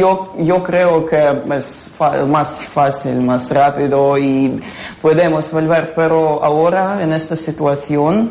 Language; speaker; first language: Spanish; non-native, learner; Ukrainian